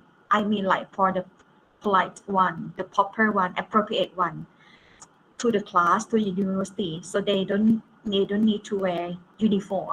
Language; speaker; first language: English; non-native, fluent; Thai